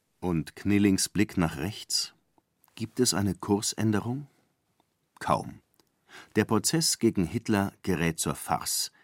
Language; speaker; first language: German; native; German